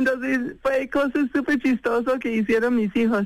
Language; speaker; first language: Spanish; non-native, fluent; English